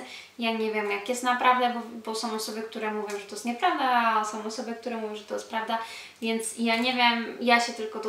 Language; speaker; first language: Polish; early bilingual, heritage; Polish